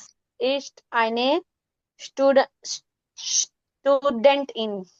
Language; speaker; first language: German; non-native, learner; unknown